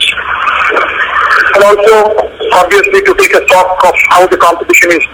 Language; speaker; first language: English; non-native, local second language; Tamil